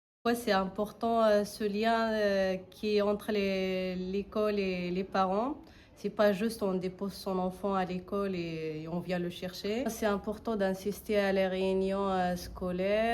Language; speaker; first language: French; non-native, fluent; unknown